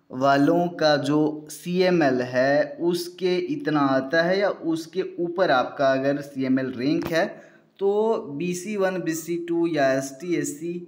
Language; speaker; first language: Hindi; native; Hindi